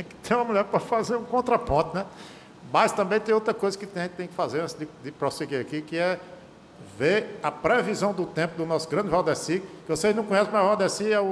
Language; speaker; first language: Portuguese; native; Portuguese